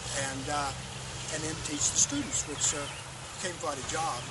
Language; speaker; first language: English; native; English